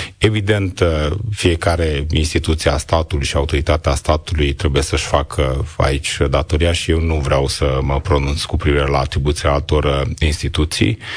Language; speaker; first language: Romanian; non-native, local second language; Hungarian